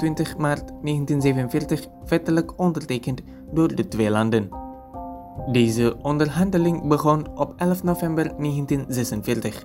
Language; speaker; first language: Dutch; non-native, fluent; Indonesian